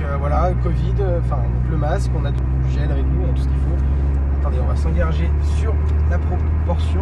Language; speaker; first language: French; native; French